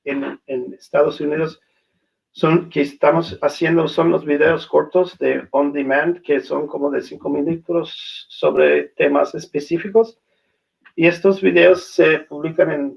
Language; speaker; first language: Spanish; non-native, learner; English